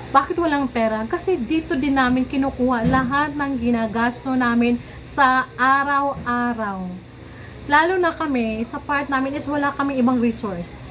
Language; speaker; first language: Filipino; non-native, local second language; Cebuano